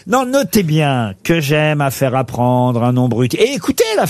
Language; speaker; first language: French; native; French